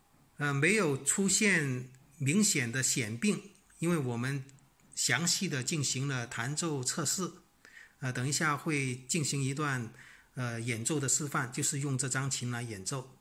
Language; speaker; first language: Chinese; native; Chinese